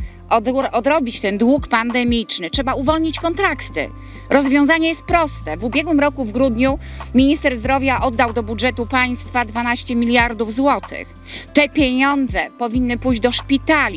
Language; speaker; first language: Polish; native; Polish